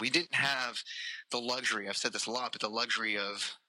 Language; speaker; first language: English; native; English